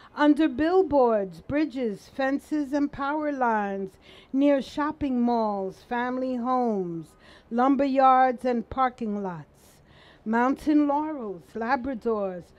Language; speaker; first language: English; early bilingual, other home language; Spanish